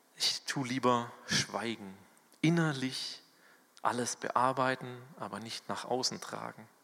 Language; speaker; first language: German; native; German